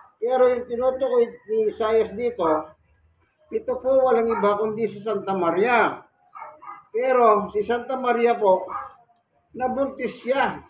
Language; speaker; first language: Filipino; non-native, local second language; Pampanga